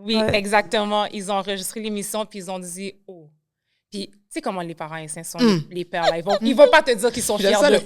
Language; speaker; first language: French; native; French